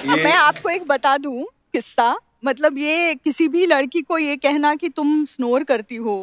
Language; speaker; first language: Hindi; non-native, local second language; Marathi